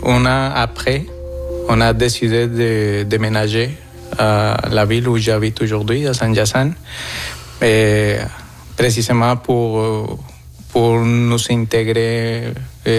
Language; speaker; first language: French; non-native, fluent; Spanish